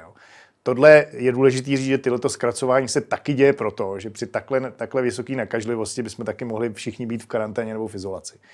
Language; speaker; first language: Czech; native; Czech